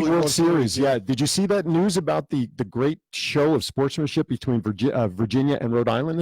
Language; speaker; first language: English; native; English